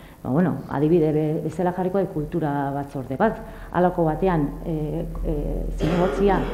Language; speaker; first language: Basque; native; Basque